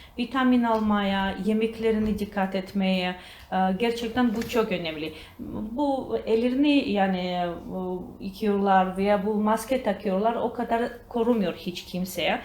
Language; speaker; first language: Turkish; non-native, learner; Georgian